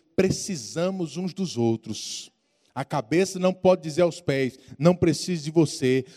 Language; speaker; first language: Portuguese; native; Portuguese